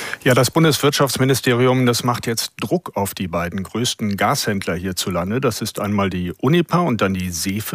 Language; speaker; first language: German; native; German